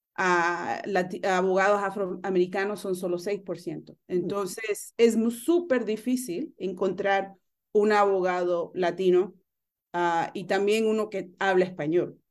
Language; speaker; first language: Spanish; early bilingual, heritage; Spanish